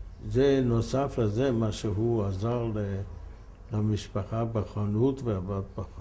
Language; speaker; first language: Hebrew; non-native, fluent; German